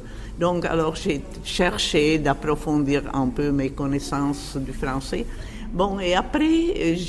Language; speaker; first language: French; non-native, fluent; Czech